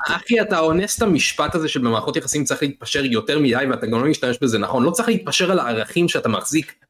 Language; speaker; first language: Hebrew; native; Hebrew